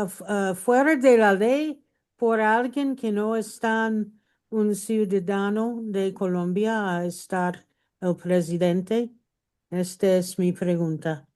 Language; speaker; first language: Spanish; non-native, learner; English